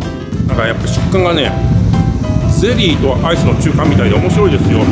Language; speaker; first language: Japanese; native; Japanese